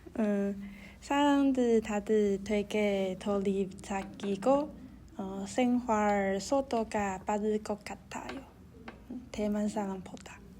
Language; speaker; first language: Korean; non-native, learner; Chinese